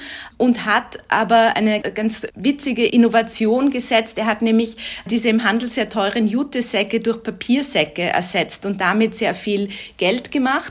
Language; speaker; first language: German; native; German